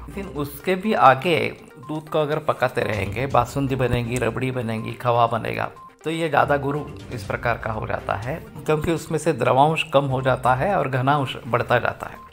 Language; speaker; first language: Hindi; non-native, local second language; Marathi